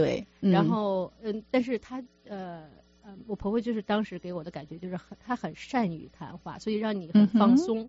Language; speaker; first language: Chinese; native; Chinese